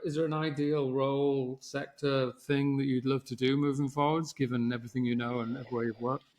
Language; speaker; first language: English; native; English